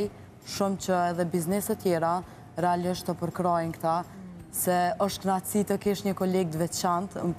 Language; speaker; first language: Albanian; native; Albanian